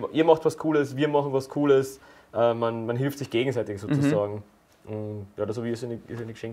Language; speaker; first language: German; native; German